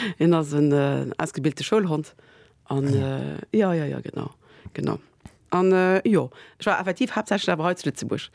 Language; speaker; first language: Luxembourgish; early bilingual, other home language; Spanish